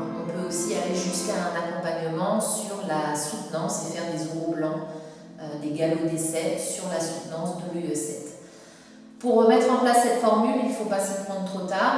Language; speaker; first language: French; native; French